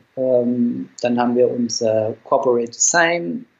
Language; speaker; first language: German; native; German